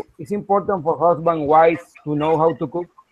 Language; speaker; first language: English; non-native, learner; Spanish